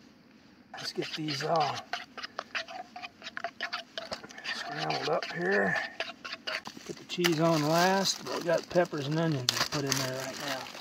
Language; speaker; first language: English; native; English